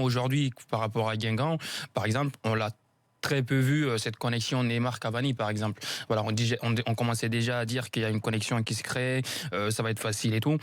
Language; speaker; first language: French; native; French